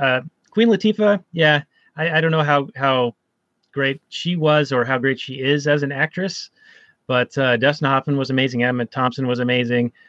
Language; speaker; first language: English; native; English